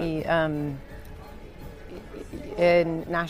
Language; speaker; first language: Spanish; non-native, learner; English